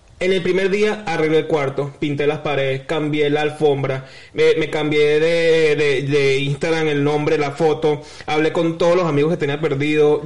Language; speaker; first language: Spanish; native; Spanish